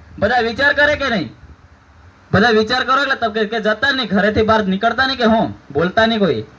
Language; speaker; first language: Gujarati; non-native, local second language; Rathawi